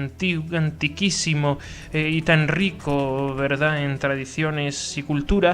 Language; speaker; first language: Spanish; native; Spanish